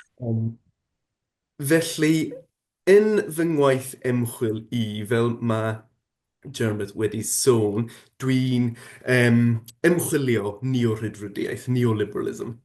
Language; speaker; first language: Welsh; non-native, fluent; English